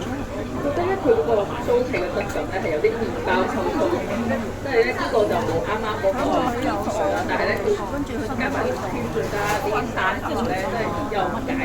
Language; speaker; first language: Cantonese; native; Cantonese